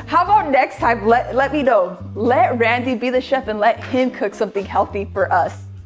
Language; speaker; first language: English; early bilingual, other home language; Spanish